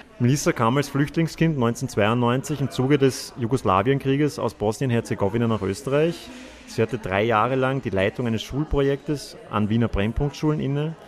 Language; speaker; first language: German; native; German